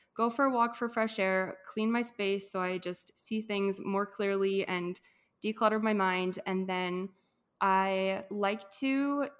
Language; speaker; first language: English; native; English